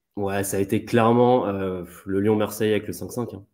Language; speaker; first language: French; native; French